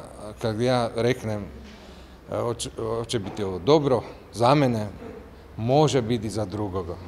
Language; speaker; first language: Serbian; non-native, learner; Slovak